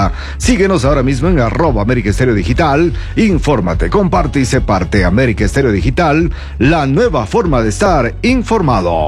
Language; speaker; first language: Spanish; native; Spanish